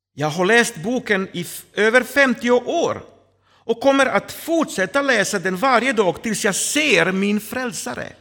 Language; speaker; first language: Swedish; non-native, fluent; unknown